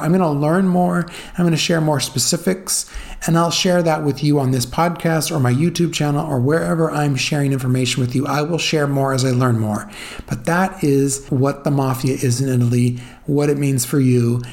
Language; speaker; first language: English; native; English